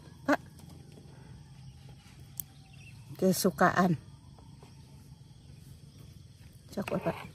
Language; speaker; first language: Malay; non-native, local second language; Sundanese